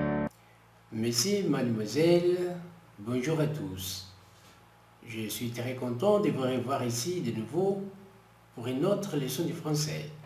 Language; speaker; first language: French; non-native, fluent; Portuguese